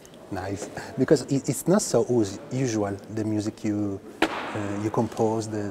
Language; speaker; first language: English; non-native, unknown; Italian